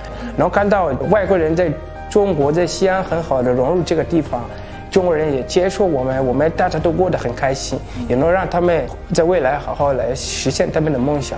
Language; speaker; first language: Chinese; non-native, fluent; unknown